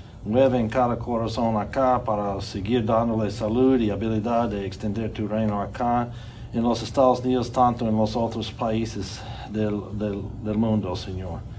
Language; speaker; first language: Spanish; non-native, fluent; English